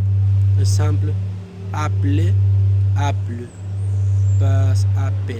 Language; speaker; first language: French; non-native, learner; Spanish